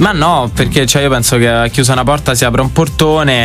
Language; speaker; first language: Italian; native; Italian